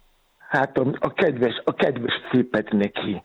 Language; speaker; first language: Hungarian; non-native, fluent; Yoruba